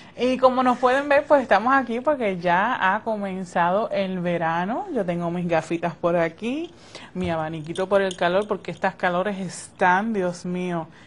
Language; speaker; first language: Spanish; early bilingual, heritage; Spanish